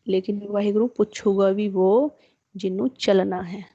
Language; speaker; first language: Hindi; non-native, local second language; Punjabi